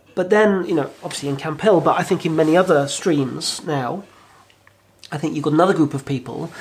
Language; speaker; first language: English; native; English